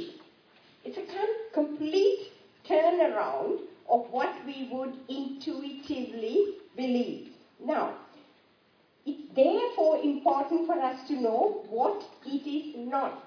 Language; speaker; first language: English; non-native, local second language; Sinhala